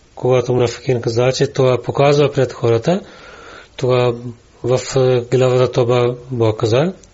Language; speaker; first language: Bulgarian; non-native, learner; Urdu